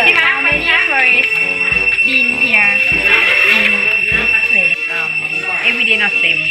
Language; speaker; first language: English; non-native, learner; Thai